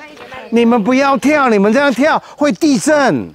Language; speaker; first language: Chinese; native; Chinese